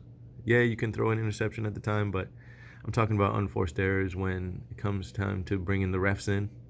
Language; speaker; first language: English; native; English